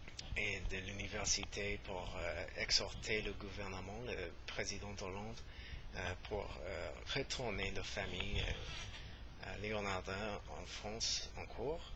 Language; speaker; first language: French; non-native, learner; English